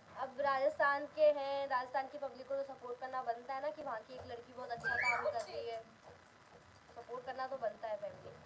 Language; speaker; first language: Hindi; native; Hindi